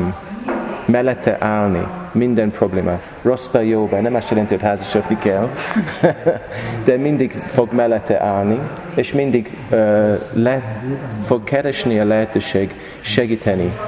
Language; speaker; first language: Hungarian; non-native, learner; English